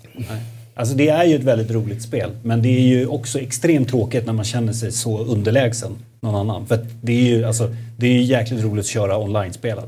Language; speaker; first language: Swedish; native; Swedish